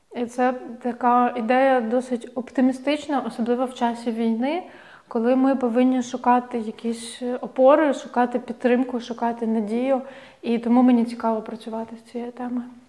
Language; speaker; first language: Ukrainian; native; Ukrainian